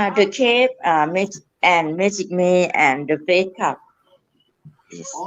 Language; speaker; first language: English; non-native, learner; Thai